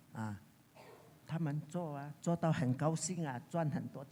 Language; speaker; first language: Chinese; early bilingual, heritage; Chinese